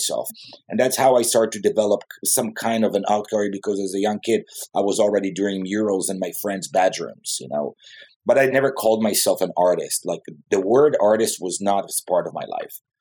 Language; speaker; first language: English; non-native, fluent; Hebrew